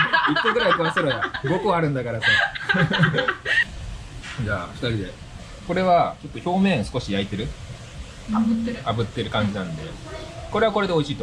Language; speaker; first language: Japanese; native; Japanese